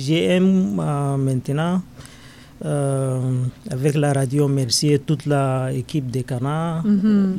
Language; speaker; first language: French; non-native, learner; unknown